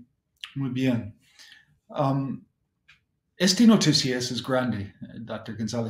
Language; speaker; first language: Spanish; non-native, fluent; English